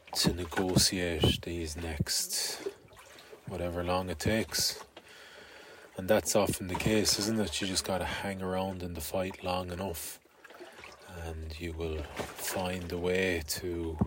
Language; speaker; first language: English; native; English